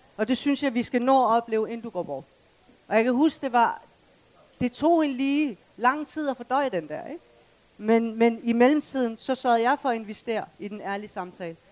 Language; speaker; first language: Danish; early bilingual, other home language; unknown